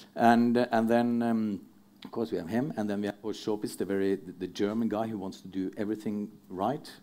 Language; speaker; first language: English; non-native, fluent; Norwegian